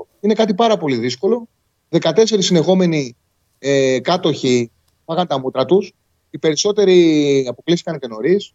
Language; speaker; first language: Greek; native; Greek